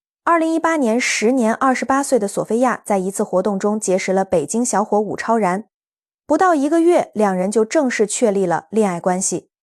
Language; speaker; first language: Chinese; native; Chinese